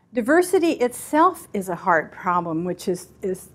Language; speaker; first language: English; native; English